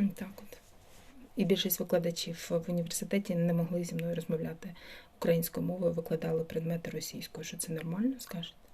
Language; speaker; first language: Ukrainian; non-native, local second language; Russian